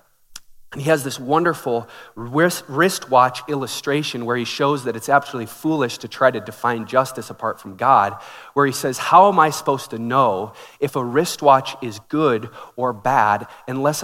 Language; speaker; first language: English; native; English